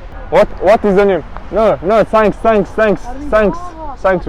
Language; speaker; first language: English; non-native, learner; Kazakh